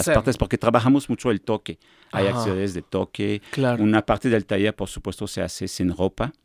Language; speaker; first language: Spanish; non-native, fluent; French